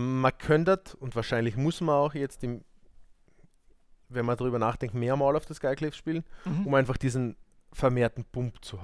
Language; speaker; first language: German; native; German